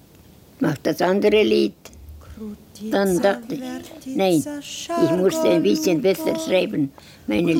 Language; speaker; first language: German; non-native, learner; Estonian